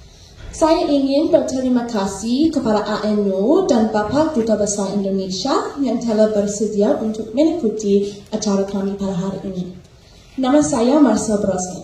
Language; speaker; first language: Indonesian; non-native, fluent; English